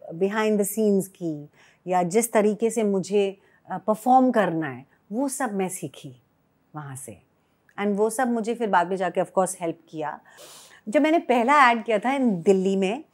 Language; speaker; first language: Hindi; native; Hindi